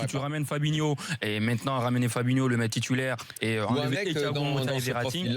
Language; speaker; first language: French; native; French